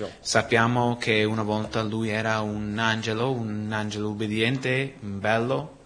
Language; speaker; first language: Italian; non-native, fluent; Spanish